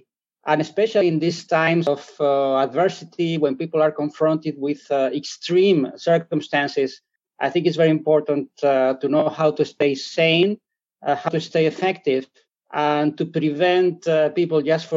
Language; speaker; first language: English; non-native, fluent; Spanish